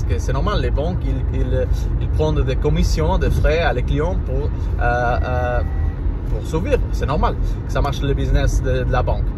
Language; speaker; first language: French; non-native, learner; Portuguese